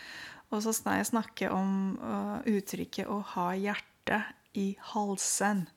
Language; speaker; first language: Norwegian; non-native, fluent; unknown